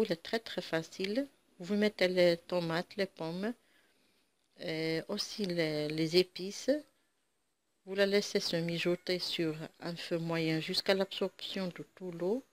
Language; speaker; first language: French; non-native, local second language; Arabic